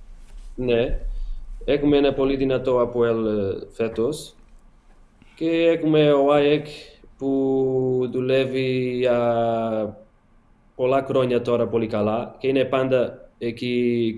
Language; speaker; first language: Greek; non-native, learner; Portuguese